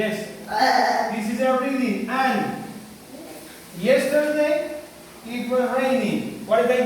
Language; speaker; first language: English; non-native, learner; Spanish